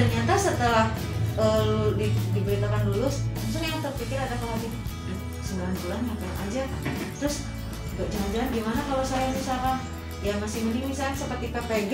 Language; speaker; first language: Indonesian; non-native, local second language; Sundanese